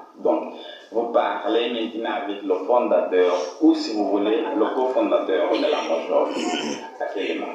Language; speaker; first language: French; non-native, fluent; Portuguese